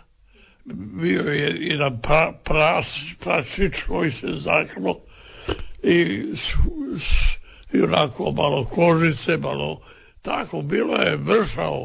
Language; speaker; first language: Serbian; native; Serbian